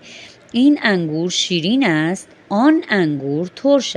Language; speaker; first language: Persian; non-native, fluent; Urdu